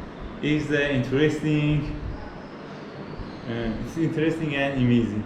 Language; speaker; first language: English; non-native, learner; Persian